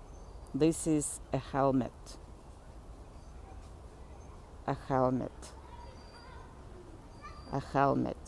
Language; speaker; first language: English; non-native, learner; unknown